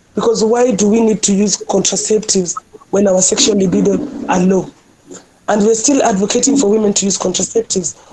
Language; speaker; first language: English; non-native, local second language; Luo (Kenya and Tanzania)